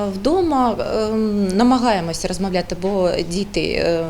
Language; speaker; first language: Ukrainian; non-native, local second language; Russian